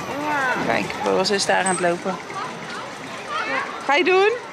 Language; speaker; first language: Dutch; native; Dutch